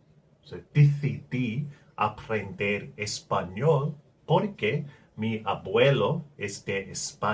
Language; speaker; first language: Spanish; non-native, learner; English